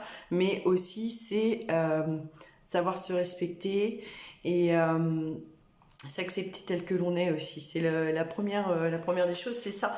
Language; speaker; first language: French; native; French